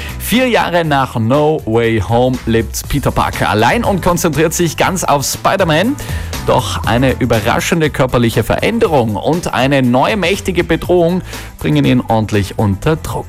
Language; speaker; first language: German; native; German